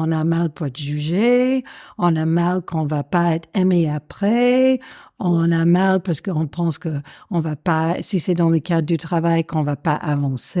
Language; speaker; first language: French; non-native, fluent; English